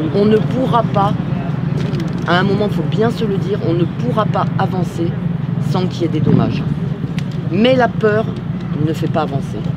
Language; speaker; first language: French; native; French